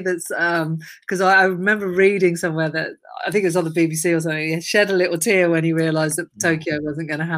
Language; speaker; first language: English; native; English